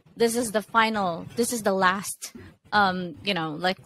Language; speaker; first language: English; non-native, local second language; Cebuano